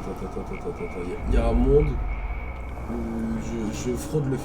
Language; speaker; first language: French; native; French